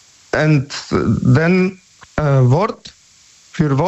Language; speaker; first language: German; non-native, learner; Polish